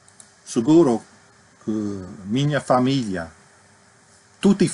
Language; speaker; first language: Portuguese; non-native, fluent; English